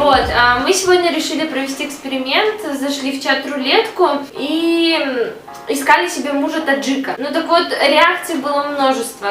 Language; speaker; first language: Russian; native; Russian